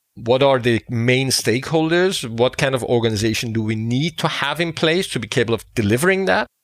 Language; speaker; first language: English; non-native, fluent; Danish